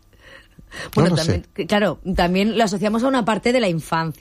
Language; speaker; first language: Spanish; native; Spanish